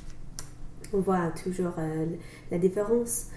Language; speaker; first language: French; non-native, learner; English